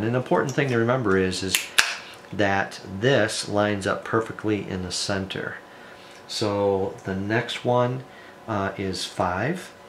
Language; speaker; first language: English; native; English